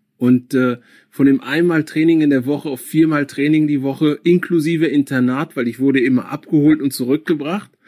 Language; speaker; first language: German; early bilingual, other home language; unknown